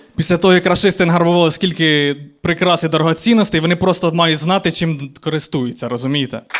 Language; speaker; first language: Ukrainian; native; Ukrainian